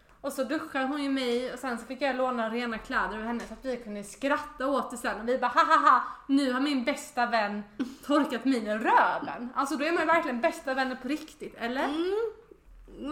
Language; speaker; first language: Swedish; native; Swedish